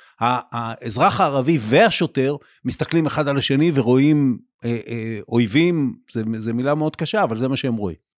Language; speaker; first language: Hebrew; native; Hebrew